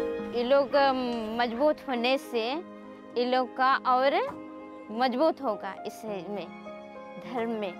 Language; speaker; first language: Hindi; non-native, local second language; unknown